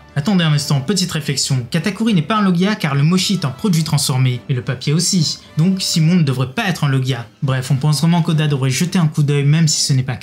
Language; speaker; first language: French; native; French